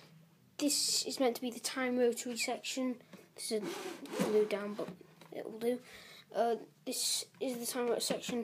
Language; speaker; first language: English; native; English